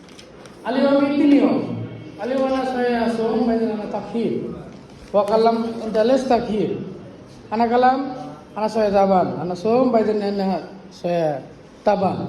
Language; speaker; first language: Arabic; non-native, learner; Bangla